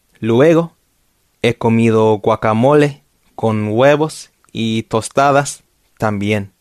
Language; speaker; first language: Spanish; non-native, fluent; English